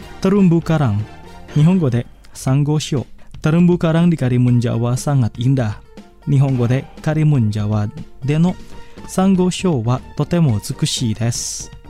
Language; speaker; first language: Japanese; non-native, fluent; Indonesian